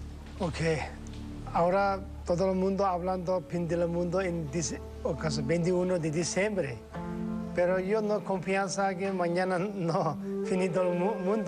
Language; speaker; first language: Spanish; non-native, learner; Tibetan